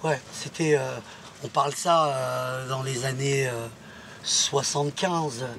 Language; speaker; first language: French; native; French